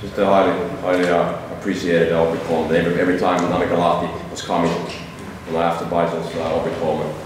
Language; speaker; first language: English; non-native, fluent; Finnish